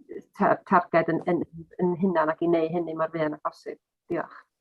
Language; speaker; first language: Welsh; native; Welsh